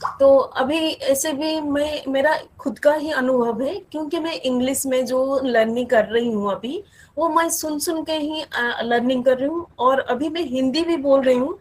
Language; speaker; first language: Hindi; non-native, local second language; Odia